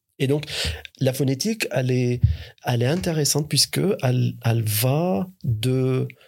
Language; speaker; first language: French; non-native, fluent; Arabic